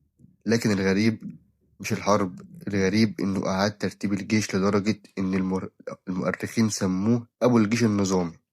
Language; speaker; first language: Arabic; native; Arabic